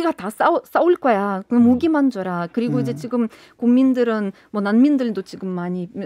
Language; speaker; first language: Korean; non-native, fluent; Ukrainian